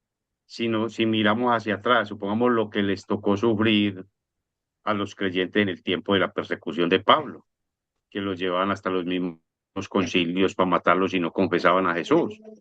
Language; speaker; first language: Spanish; native; Spanish